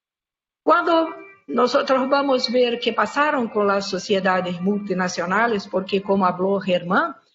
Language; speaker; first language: Spanish; non-native, fluent; Portuguese